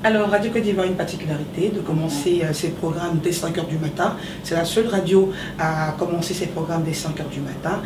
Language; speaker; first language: French; native; French